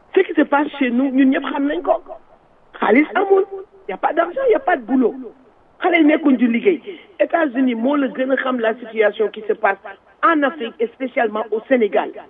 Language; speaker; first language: French; non-native, local second language; Wolof